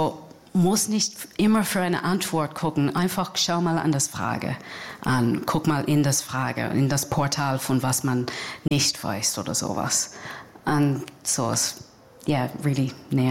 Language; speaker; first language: German; non-native, fluent; English